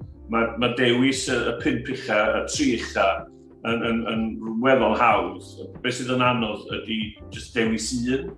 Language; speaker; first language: Welsh; native; Welsh